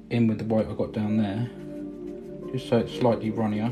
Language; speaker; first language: English; native; English